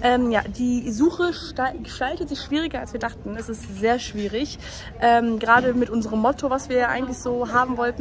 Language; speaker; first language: German; native; German